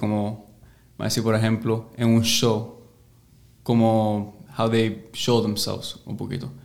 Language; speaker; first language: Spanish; early bilingual, heritage; English